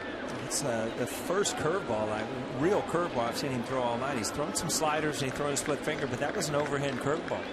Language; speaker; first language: English; native; English